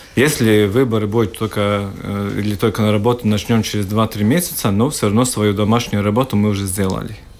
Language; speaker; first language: Russian; non-native, local second language; Latvian